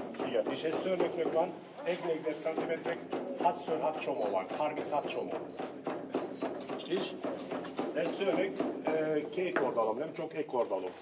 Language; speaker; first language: Hungarian; non-native, learner; Turkish